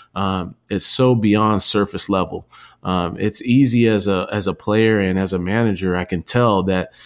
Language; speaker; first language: English; native; English